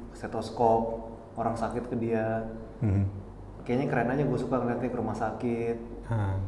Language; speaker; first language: Indonesian; native; Indonesian